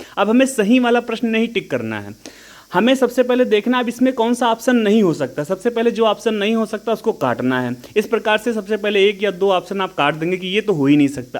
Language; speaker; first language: Hindi; native; Hindi